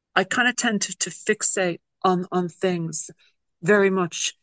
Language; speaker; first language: English; native; English